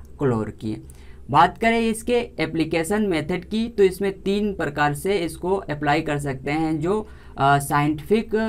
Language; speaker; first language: Hindi; native; Hindi